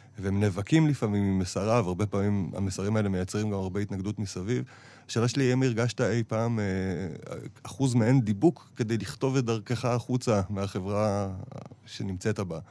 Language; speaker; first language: Hebrew; native; Hebrew